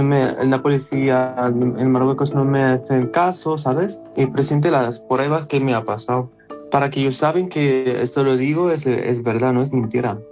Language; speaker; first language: Spanish; non-native, learner; Arabic